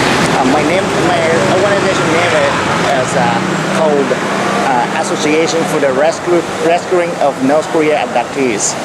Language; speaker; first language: English; non-native, fluent; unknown